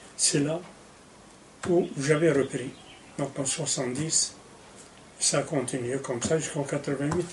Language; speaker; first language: French; non-native, local second language; Arabic